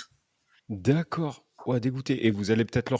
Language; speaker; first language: French; native; French